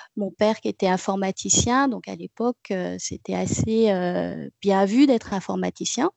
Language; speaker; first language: French; native; French